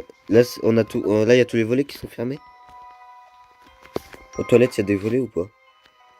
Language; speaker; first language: French; native; French